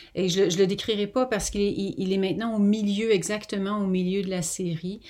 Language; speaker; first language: French; native; French